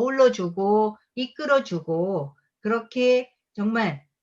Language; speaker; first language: Korean; native; Korean